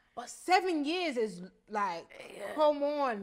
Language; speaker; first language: English; early bilingual, other home language; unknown